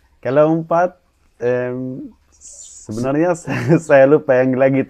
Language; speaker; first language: Indonesian; non-native, fluent; Arabic